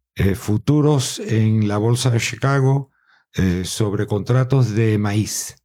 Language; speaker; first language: Spanish; native; Spanish